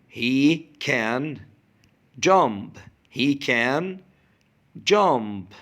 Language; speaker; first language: English; non-native, fluent; Arabic